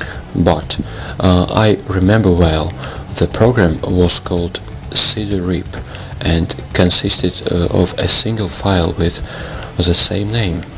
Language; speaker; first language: English; non-native, fluent; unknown